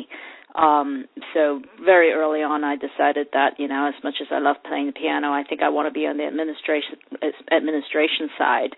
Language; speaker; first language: English; non-native, local second language; Cantonese